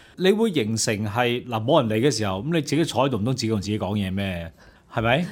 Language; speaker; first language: Cantonese; native; Cantonese